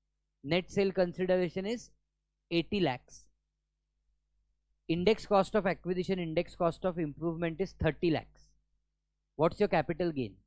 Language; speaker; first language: English; non-native, local second language; Hindi